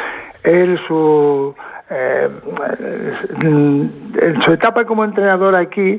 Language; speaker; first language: Spanish; native; Spanish